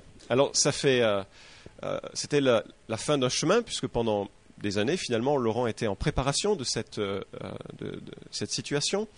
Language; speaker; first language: French; native; French